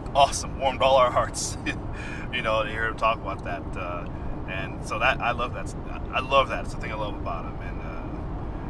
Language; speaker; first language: English; native; English